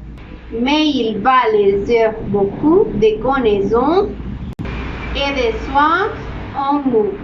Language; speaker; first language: French; non-native, learner; Spanish